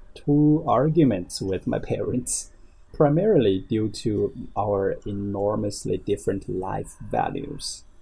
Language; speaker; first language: English; non-native, fluent; Chinese